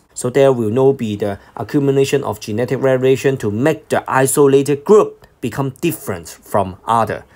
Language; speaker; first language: English; non-native, local second language; Cantonese